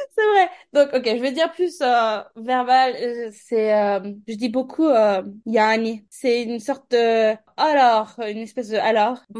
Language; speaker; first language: French; non-native, fluent; Turkish